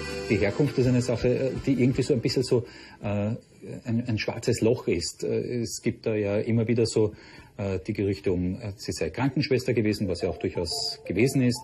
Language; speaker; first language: German; native; German